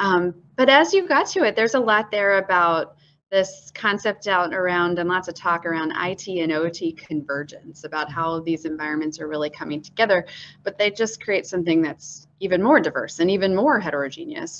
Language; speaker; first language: English; native; English